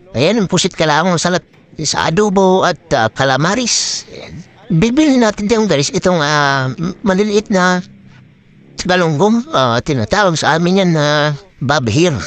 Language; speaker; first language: Filipino; non-native, local second language; Cebuano